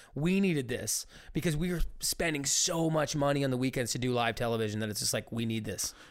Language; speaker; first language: English; native; English